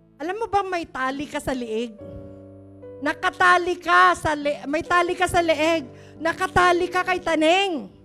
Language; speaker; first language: Filipino; native; Filipino